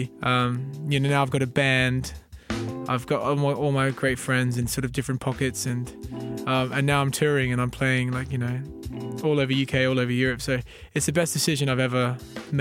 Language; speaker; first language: English; native; English